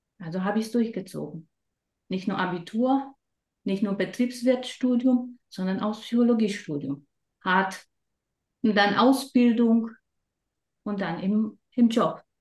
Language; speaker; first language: German; non-native, fluent; Romanian